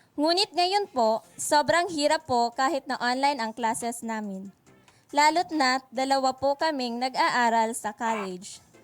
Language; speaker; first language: Filipino; non-native, local second language; Bikol